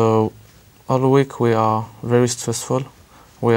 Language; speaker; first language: English; non-native, learner; French